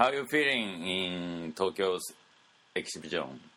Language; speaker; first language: English; non-native, learner; Japanese